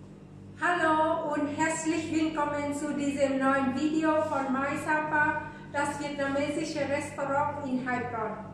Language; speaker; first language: German; non-native, fluent; Vietnamese